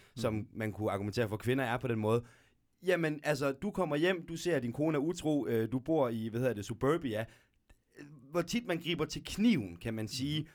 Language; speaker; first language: Danish; native; Danish